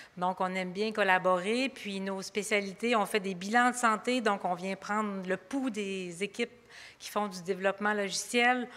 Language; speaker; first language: French; native; French